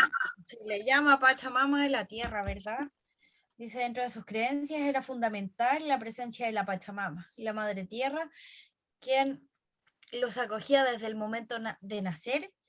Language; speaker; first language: Spanish; native; Spanish